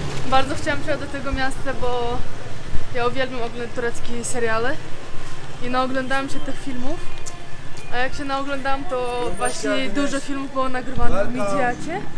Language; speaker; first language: Polish; non-native, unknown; Uzbek